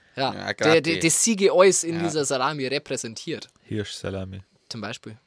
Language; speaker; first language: German; non-native, local second language; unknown